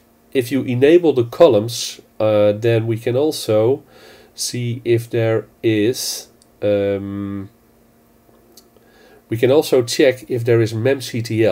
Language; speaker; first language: English; non-native, fluent; Dutch